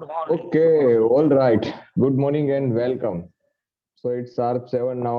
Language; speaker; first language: English; non-native, local second language; Gujarati